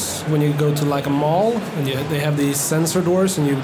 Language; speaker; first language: English; non-native, fluent; Swedish